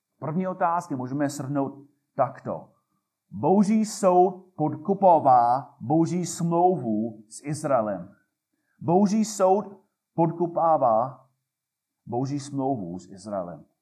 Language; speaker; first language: Czech; non-native, fluent; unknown